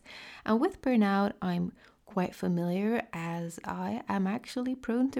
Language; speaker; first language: English; non-native, fluent; French